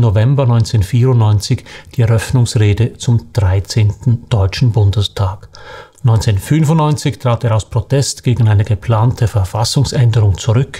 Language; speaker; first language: German; native; German